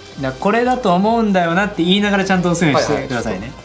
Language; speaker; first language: Japanese; native; Japanese